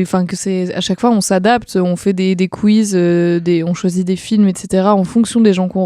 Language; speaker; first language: French; native; French